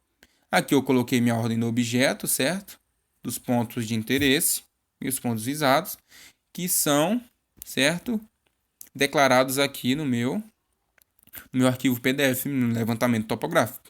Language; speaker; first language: Portuguese; native; Portuguese